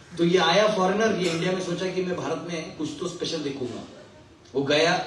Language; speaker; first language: Hindi; native; Hindi